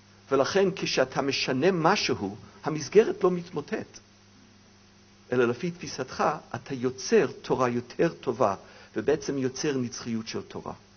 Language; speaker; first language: Hebrew; non-native, fluent; English